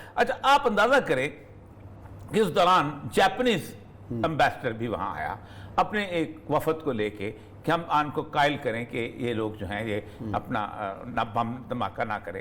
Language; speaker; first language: Urdu; non-native, local second language; Punjabi